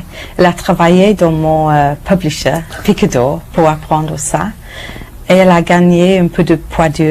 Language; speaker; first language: French; non-native, learner; English